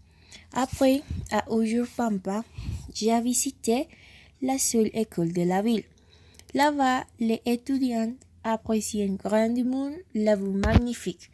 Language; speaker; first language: French; non-native, learner; Spanish